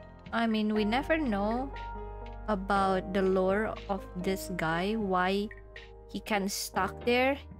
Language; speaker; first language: English; non-native, fluent; Indonesian